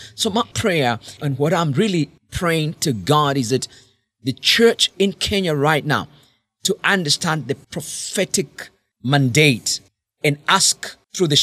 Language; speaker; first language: English; non-native, local second language; Kikuyu